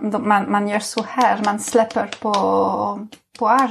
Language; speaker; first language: Swedish; non-native, fluent; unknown